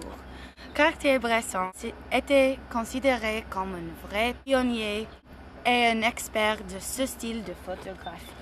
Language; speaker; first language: French; non-native, learner; English